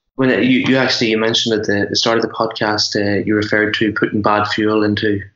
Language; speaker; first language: English; native; English